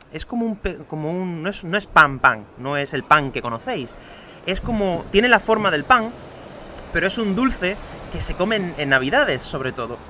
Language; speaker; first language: Spanish; native; Spanish